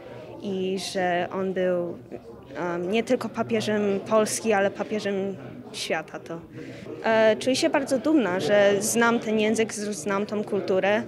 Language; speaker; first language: Polish; early bilingual, other home language; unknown